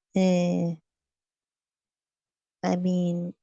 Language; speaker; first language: English; non-native, learner; Spanish